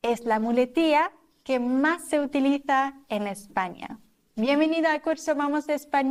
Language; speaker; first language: Spanish; non-native, fluent; German